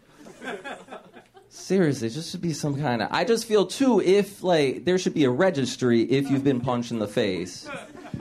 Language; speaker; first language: English; native; English